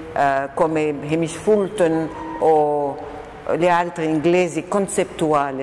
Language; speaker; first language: Italian; non-native, fluent; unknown